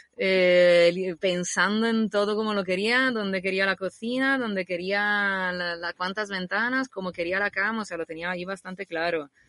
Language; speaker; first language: Spanish; non-native, fluent; Italian